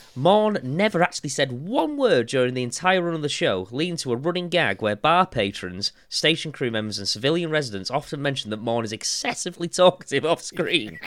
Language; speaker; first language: English; native; English